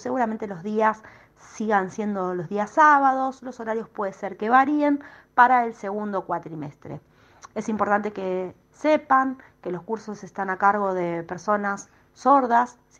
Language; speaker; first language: Spanish; native; Spanish